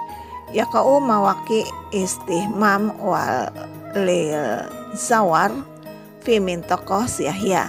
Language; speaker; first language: Arabic; non-native, learner; Indonesian